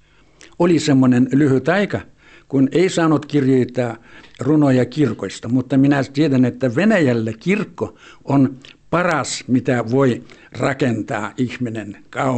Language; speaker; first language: Finnish; early bilingual, heritage; Finnish